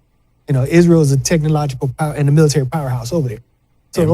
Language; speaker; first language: English; native; English